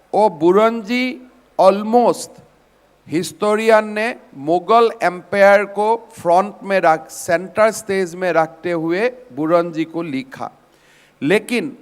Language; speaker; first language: Hindi; non-native, local second language; Assamese